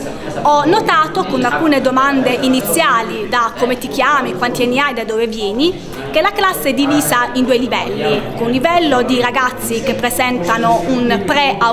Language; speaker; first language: Italian; native; Italian